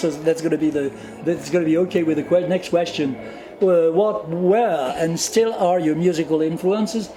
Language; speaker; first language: English; non-native, fluent; French